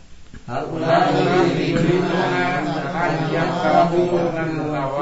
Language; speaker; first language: Arabic; non-native, learner; Indonesian